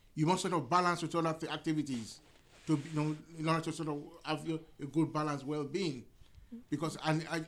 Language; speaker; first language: English; non-native, local second language; Yoruba